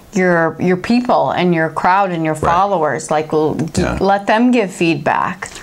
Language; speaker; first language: English; native; English